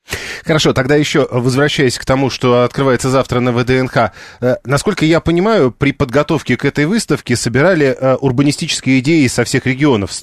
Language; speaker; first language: Russian; native; Russian